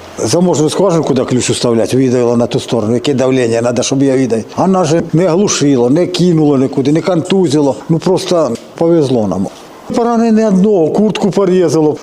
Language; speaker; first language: Ukrainian; native; Ukrainian